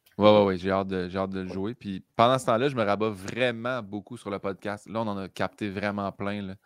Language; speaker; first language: French; native; French